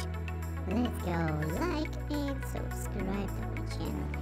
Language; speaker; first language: English; non-native, learner; Russian